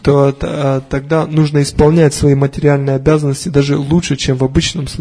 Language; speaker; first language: Russian; native; Russian